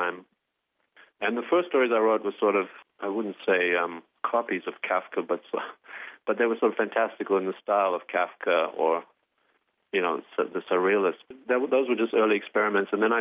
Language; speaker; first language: English; native; English